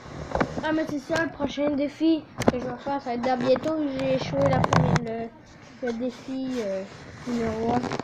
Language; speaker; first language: French; native; French